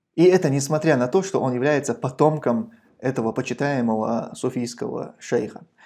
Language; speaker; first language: Russian; non-native, local second language; Chechen